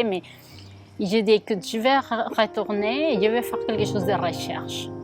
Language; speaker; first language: French; non-native, fluent; Spanish